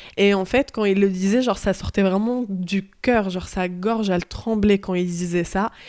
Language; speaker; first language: French; early bilingual, other home language; Arabic